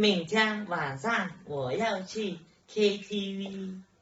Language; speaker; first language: Chinese; non-native, learner; Hmong